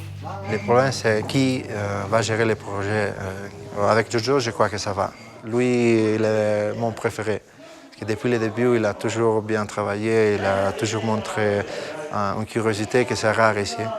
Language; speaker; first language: French; non-native, fluent; Italian